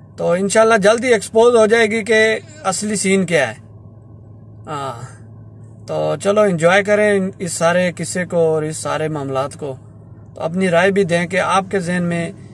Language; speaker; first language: Urdu; non-native, local second language; Punjabi